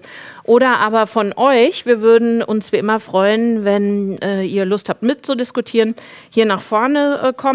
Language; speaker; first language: German; native; German